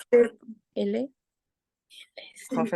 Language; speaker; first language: French; non-native, learner; Spanish